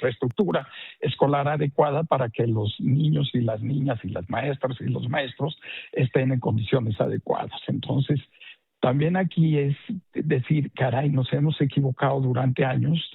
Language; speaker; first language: Spanish; native; Spanish